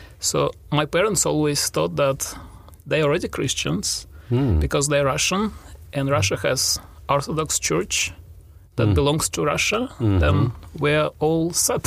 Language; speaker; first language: English; non-native, fluent; Russian